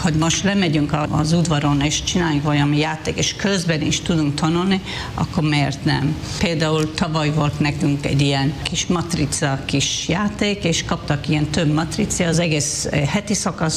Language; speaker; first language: Hungarian; non-native, fluent; Hebrew